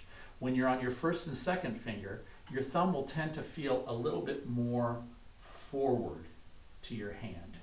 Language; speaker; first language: English; native; English